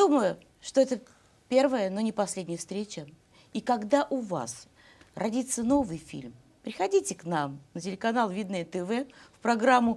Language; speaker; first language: Russian; native; Russian